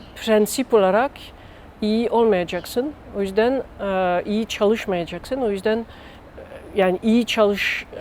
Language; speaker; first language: Turkish; non-native, learner; French